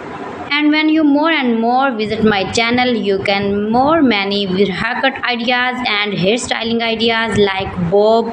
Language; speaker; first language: English; non-native, learner; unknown